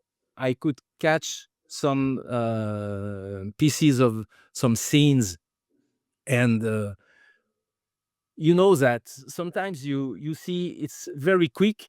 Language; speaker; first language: English; non-native, fluent; French